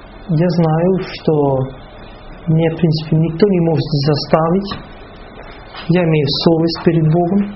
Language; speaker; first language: Russian; non-native, fluent; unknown